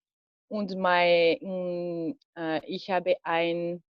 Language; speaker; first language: German; non-native, learner; French